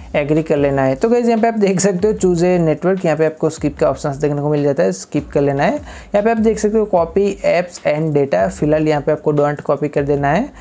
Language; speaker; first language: Hindi; native; Hindi